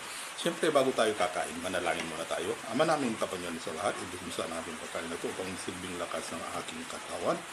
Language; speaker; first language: Filipino; native; Filipino